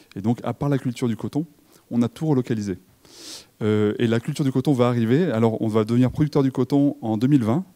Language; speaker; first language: French; native; French